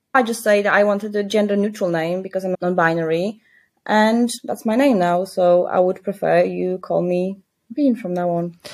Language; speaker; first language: English; non-native, fluent; Polish